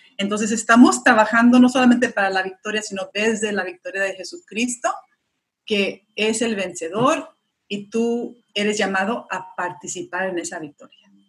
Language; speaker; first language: Spanish; early bilingual, heritage; Spanish